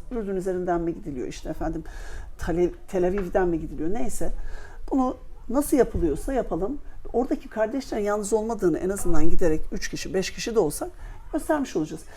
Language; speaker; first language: Turkish; native; Turkish